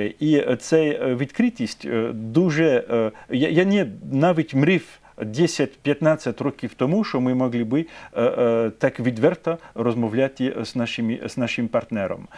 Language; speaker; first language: Ukrainian; non-native, fluent; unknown